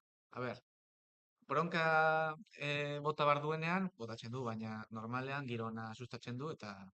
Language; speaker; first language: Basque; non-native, local second language; Spanish